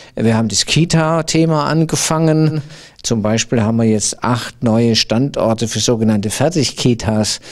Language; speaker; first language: German; native; German